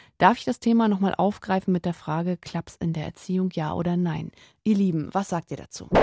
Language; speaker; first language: German; native; German